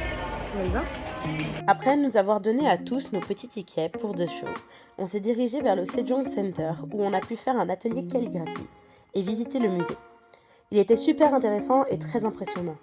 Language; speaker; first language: French; native; French